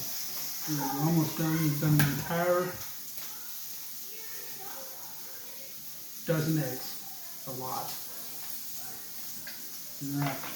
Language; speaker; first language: English; native; English